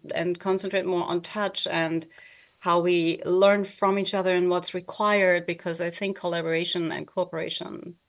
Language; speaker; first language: English; non-native, fluent; German